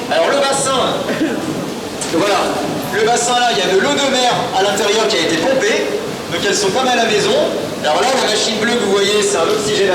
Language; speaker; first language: French; native; French